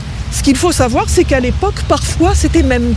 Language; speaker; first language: French; native; French